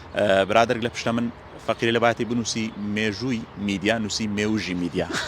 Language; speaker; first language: Central Kurdish; native; Central Kurdish